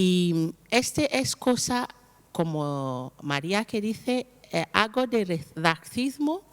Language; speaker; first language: Spanish; non-native, learner; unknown